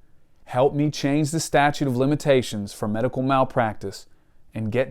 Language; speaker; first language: English; native; English